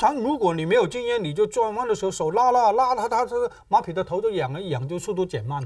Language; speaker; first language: Chinese; native; Chinese